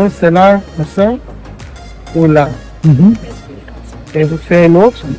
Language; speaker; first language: French; non-native, learner; German